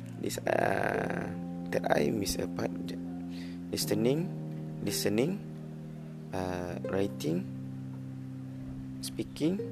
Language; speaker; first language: English; non-native, learner; Malay